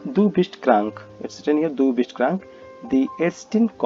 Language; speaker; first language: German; non-native, fluent; Hindi